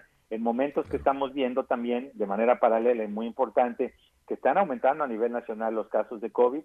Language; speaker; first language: Spanish; native; Spanish